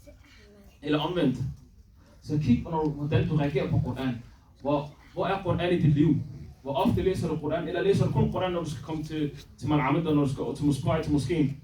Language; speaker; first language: Danish; early bilingual, other home language; Somali